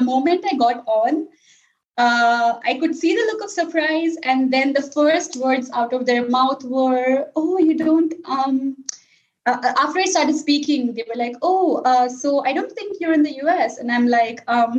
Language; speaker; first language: English; non-native, local second language; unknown